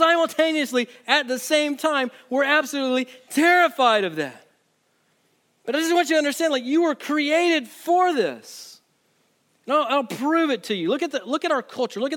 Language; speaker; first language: English; native; English